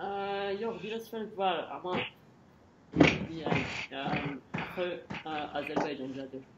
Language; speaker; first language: Azerbaijani; non-native, learner; French